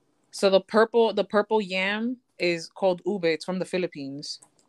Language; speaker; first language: English; early bilingual, other home language; Spanish